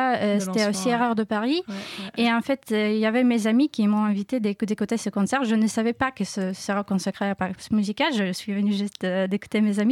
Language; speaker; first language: French; non-native, learner; Ukrainian